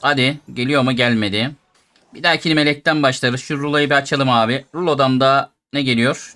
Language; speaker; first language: Turkish; native; Turkish